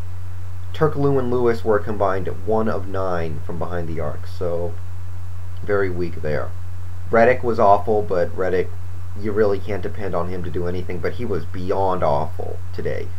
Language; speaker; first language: English; native; English